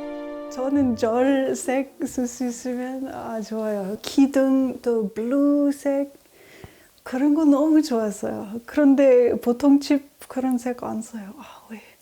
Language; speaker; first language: Korean; non-native, learner; English